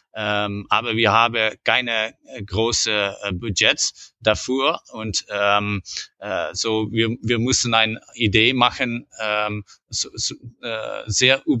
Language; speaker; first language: German; non-native, learner; Dutch